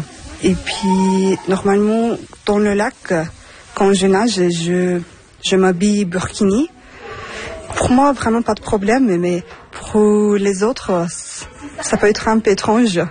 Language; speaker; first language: French; non-native, fluent; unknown